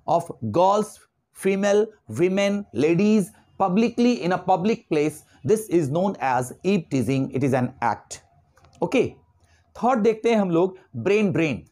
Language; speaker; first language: Hindi; native; Hindi